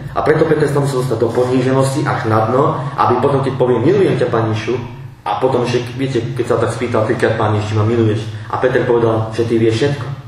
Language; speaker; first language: Slovak; non-native, local second language; Romany